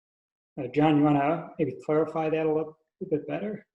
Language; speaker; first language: English; native; English